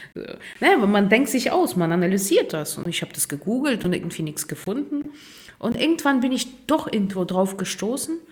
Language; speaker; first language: German; non-native, fluent; Russian